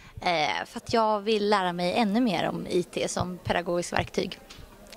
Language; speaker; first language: Swedish; native; Swedish